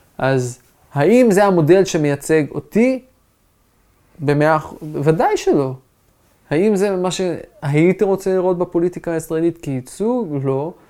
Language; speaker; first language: Hebrew; non-native, local second language; Arabic